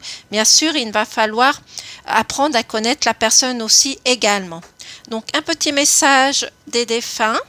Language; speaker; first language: French; native; French